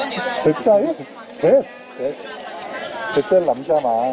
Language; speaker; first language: Korean; native; Korean